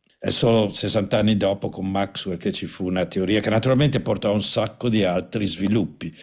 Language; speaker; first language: Italian; native; Italian